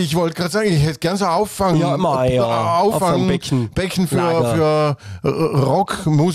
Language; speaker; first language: German; native; German